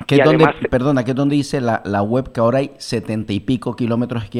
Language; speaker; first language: Spanish; native; Spanish